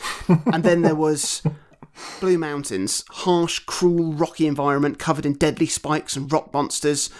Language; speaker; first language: English; native; English